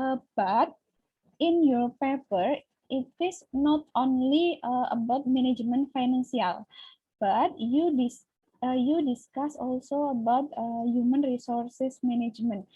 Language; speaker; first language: English; non-native, learner; Indonesian